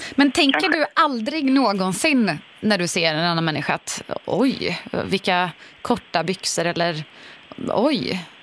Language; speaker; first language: Swedish; native; Swedish